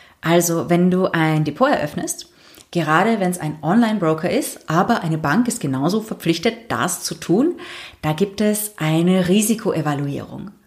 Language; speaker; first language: German; native; German